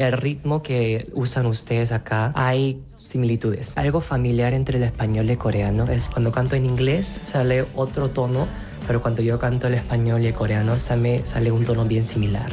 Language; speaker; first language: Spanish; non-native, fluent; Korean